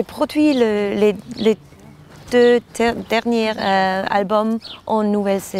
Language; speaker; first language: French; non-native, learner; German